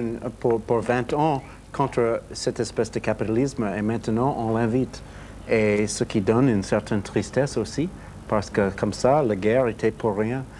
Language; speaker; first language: French; non-native, fluent; English